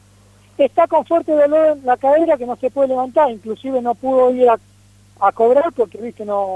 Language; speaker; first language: Spanish; native; Spanish